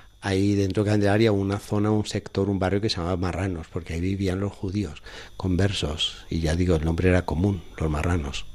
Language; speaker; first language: Spanish; native; Spanish